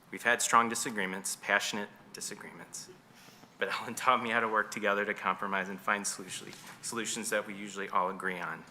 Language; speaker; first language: English; native; English